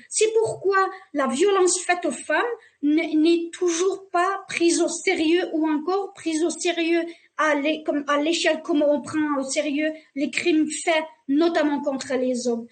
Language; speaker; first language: French; non-native, fluent; Uyghur